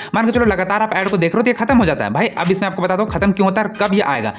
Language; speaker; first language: Hindi; native; Hindi